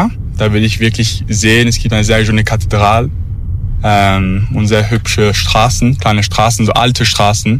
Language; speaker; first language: German; non-native, learner; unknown